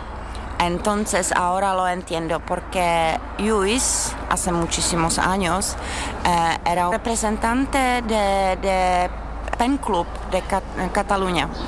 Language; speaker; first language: Spanish; non-native, fluent; Czech